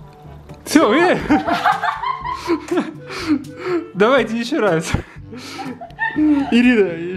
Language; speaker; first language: Russian; native; Russian